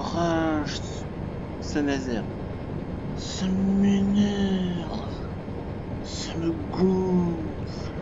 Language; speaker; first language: French; native; French